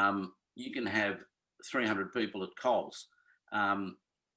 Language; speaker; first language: English; native; English